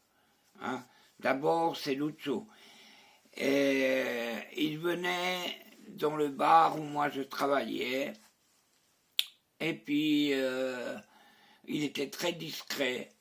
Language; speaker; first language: French; non-native, fluent; Spanish